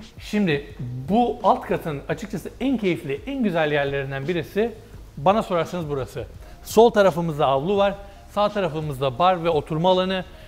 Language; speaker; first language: Turkish; early bilingual, heritage; Turkish